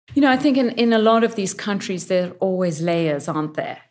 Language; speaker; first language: English; native; English